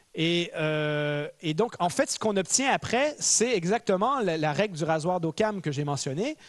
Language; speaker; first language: French; native; French